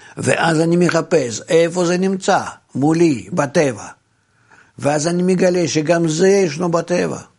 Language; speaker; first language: Hebrew; non-native, fluent; Russian